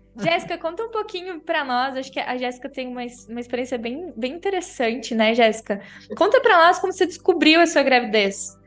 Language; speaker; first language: Portuguese; native; Portuguese